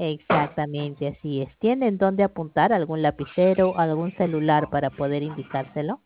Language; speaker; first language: Spanish; native; Spanish